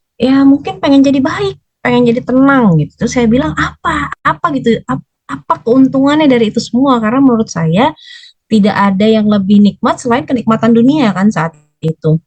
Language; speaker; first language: Indonesian; native; Indonesian